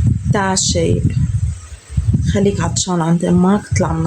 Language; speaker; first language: Arabic; native; Arabic